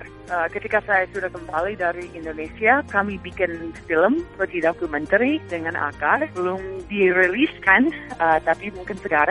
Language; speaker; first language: Indonesian; non-native, fluent; English